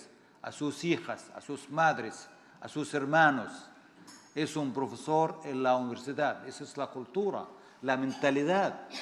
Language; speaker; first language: Spanish; non-native, fluent; Arabic